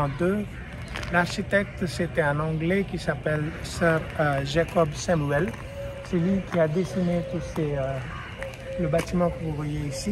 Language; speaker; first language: French; non-native, fluent; Hindi